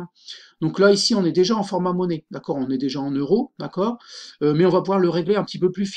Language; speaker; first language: French; native; French